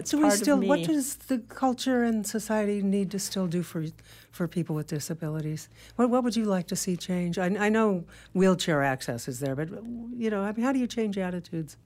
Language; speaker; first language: English; native; English